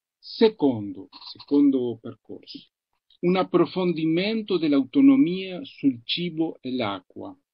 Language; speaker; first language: Italian; non-native, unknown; Spanish